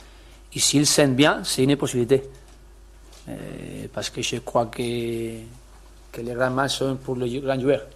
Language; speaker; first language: French; non-native, learner; Spanish